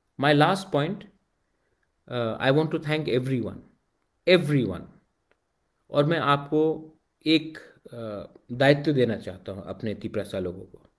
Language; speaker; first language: Hindi; non-native, local second language; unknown